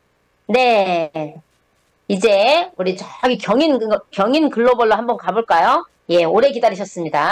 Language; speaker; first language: Korean; native; Korean